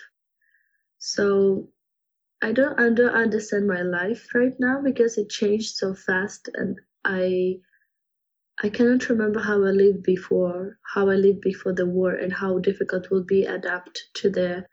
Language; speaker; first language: English; non-native, fluent; Ukrainian